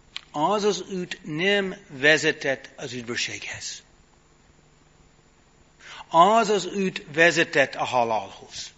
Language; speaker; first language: Hungarian; non-native, fluent; English